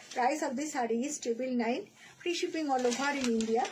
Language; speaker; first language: Hindi; non-native, local second language; Bangla